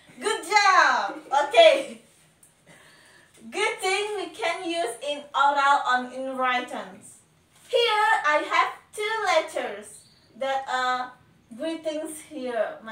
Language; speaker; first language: English; non-native, learner; Indonesian